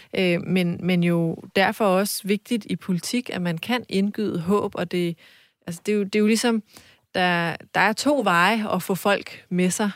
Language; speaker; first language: Danish; early bilingual, other home language; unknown